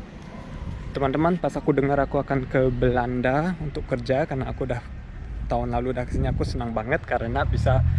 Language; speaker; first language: Indonesian; early bilingual, heritage; German